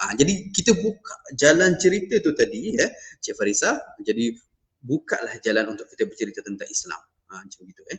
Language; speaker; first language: Malay; non-native, local second language; Iban